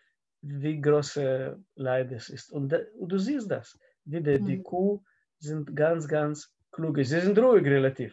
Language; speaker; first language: German; non-native, fluent; Russian